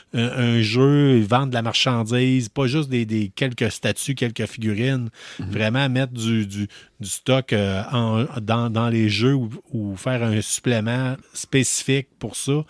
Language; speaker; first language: French; native; French